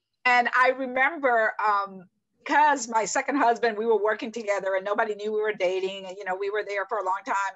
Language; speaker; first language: English; native; English